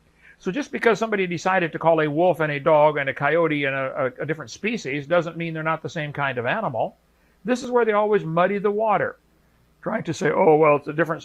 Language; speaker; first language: English; native; English